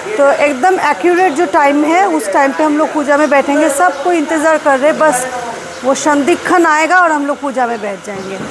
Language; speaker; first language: Hindi; non-native, local second language; Bangla